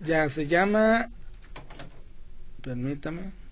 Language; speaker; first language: Spanish; native; Spanish